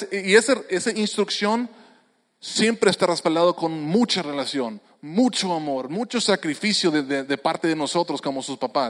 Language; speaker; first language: Spanish; native; Spanish